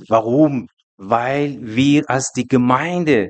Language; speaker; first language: German; non-native, learner; Persian